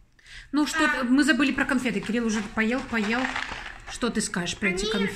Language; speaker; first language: Russian; native; Russian